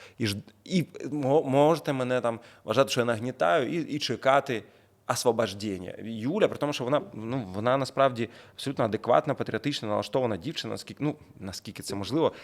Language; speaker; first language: Ukrainian; non-native, local second language; Russian